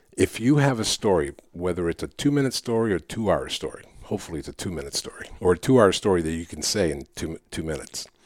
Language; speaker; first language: English; early bilingual, other home language; Spanish